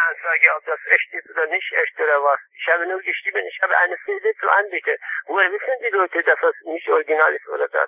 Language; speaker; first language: German; non-native, fluent; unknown